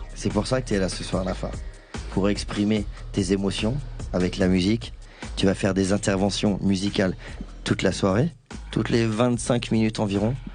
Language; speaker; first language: French; native; French